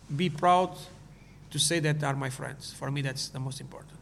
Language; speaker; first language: English; non-native, learner; Portuguese